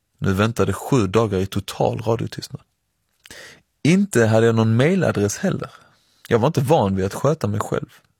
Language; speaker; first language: Swedish; early bilingual, other home language; Persian